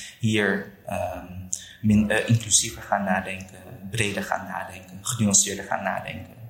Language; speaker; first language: Dutch; early bilingual, other home language; Uyghur